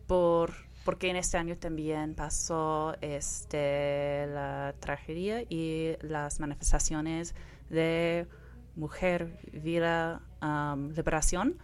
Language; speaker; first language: Spanish; non-native, fluent; English